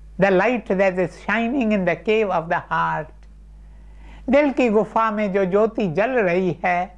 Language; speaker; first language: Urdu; non-native, local second language; Sindhi